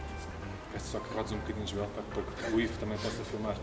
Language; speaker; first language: Portuguese; native; Portuguese